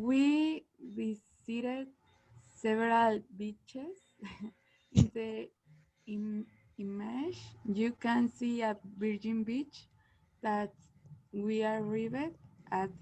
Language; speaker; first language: English; non-native, learner; Spanish